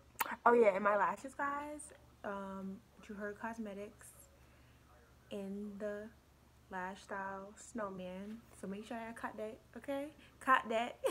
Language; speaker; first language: English; native; English